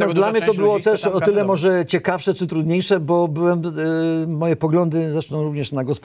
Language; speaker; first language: Polish; native; Polish